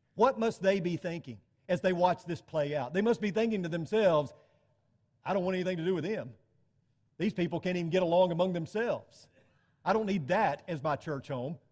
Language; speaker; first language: English; native; English